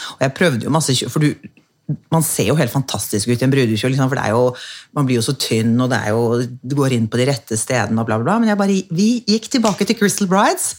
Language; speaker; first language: Norwegian; native; Norwegian